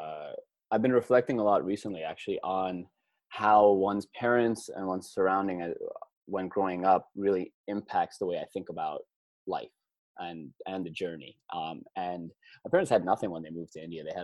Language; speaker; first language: English; native; English